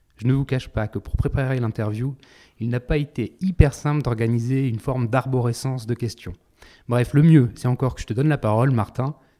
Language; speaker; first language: French; native; French